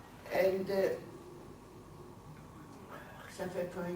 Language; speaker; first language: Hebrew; non-native, fluent; German